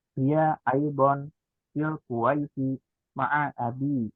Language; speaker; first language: Arabic; non-native, learner; Indonesian